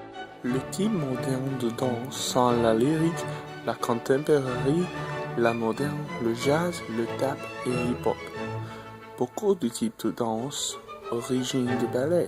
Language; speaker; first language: French; non-native, learner; English